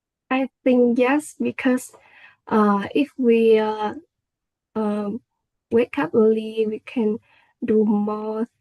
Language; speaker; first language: English; non-native, learner; Vietnamese